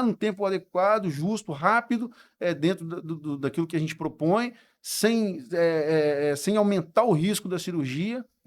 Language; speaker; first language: Portuguese; native; Portuguese